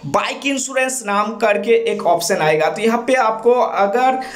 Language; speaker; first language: Hindi; non-native, local second language; Bangla